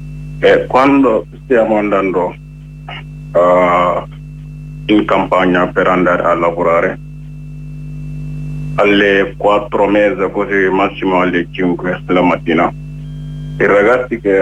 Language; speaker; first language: Italian; non-native, learner; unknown